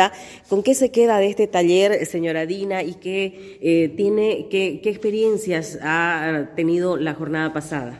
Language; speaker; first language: Spanish; native; Spanish